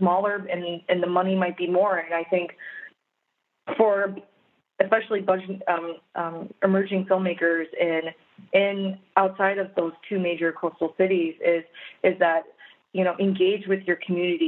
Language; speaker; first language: English; native; English